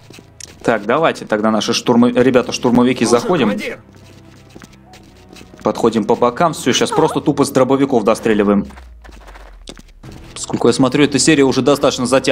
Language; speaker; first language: Russian; native; Russian